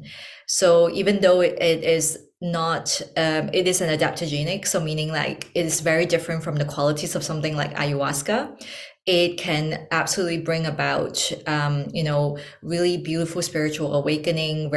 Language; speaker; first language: English; non-native, local second language; Chinese